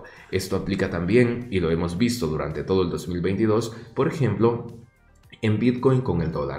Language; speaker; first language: Spanish; native; Spanish